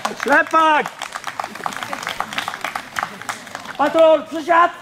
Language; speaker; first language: Polish; native; Polish